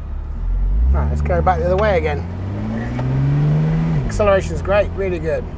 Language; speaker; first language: English; native; English